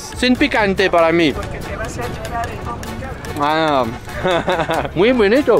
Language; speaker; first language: Spanish; non-native, learner; French